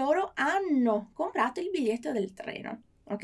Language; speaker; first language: Italian; non-native, fluent; Portuguese